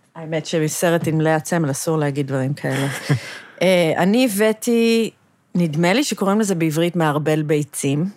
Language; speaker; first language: Hebrew; early bilingual, other home language; English